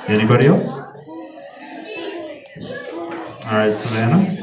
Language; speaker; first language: English; native; English